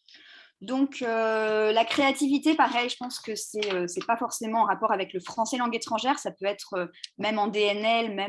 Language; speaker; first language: French; native; French